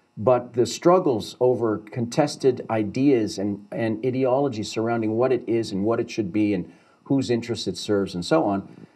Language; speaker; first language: English; native; English